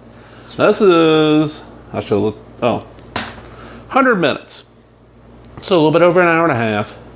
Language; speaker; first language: English; native; English